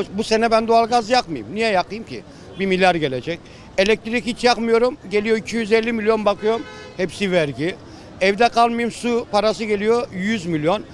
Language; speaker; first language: Turkish; non-native, local second language; Kurdish